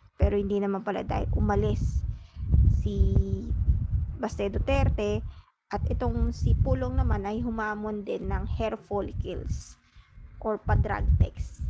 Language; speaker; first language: Filipino; native; Filipino